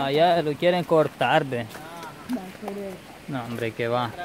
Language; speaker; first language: Spanish; native; Spanish